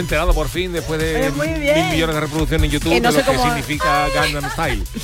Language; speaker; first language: Spanish; native; Spanish